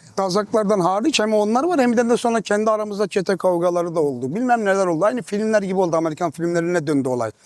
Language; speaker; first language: Turkish; early bilingual, heritage; Turkish